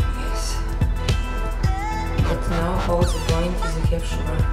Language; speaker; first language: English; non-native, learner; Bulgarian